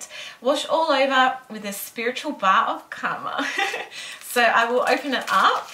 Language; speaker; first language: English; native; English